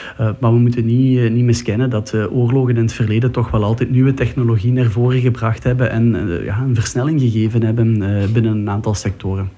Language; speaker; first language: Dutch; native; Dutch